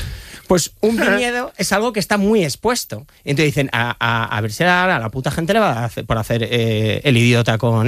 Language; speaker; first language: Spanish; native; Spanish